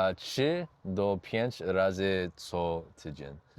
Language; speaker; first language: Polish; non-native, learner; English